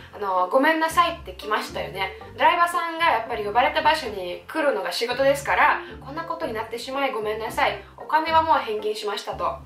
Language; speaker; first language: Japanese; non-native, fluent; Russian